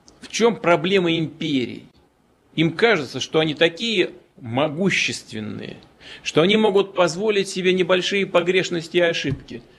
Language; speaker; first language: Russian; native; Russian